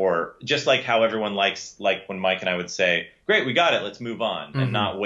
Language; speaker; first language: English; native; English